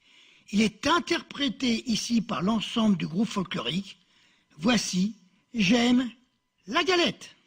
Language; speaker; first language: French; native; French